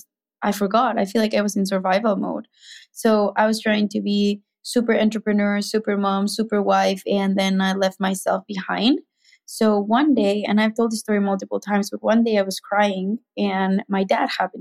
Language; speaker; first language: English; non-native, fluent; Spanish